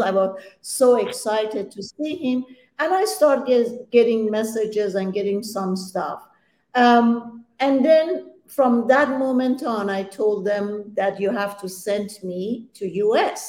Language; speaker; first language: English; non-native, fluent; Persian